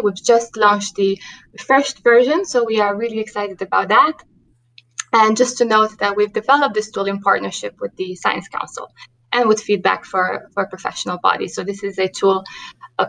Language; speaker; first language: English; non-native, fluent; Romanian